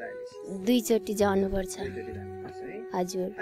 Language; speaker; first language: Nepali; non-native, local second language; Eastern Tamang